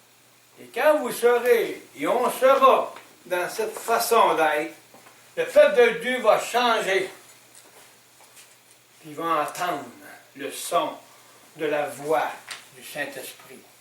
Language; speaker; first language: French; native; French